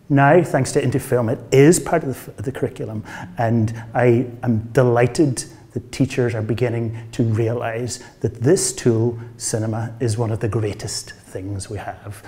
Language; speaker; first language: English; native; English